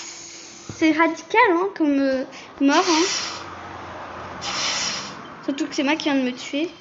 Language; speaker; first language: French; native; French